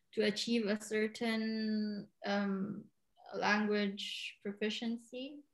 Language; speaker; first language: English; non-native, local second language; Cebuano